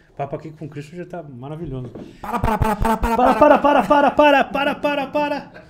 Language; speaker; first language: Portuguese; native; Portuguese